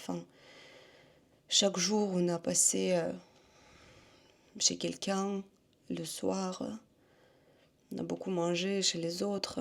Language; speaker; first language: French; non-native, fluent; Russian